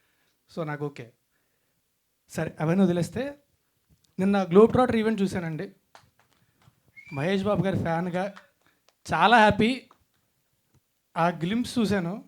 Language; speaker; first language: Telugu; native; Telugu